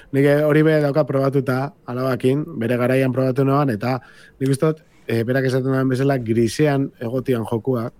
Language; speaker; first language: Basque; native; Basque